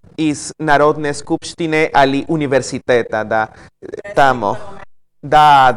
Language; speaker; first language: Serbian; non-native, learner; Spanish